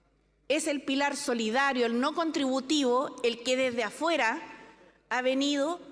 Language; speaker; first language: Spanish; native; Spanish